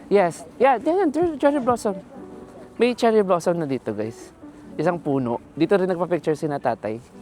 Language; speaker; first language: Filipino; non-native, local second language; Pampanga